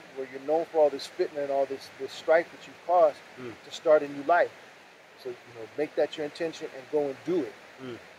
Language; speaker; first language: English; native; English